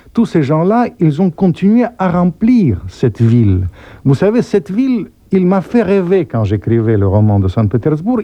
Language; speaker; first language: French; non-native, fluent; Russian